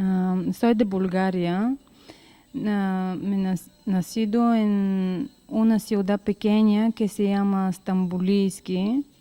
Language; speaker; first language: Spanish; non-native, learner; Bulgarian